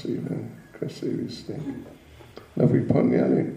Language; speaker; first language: Russian; non-native, learner; English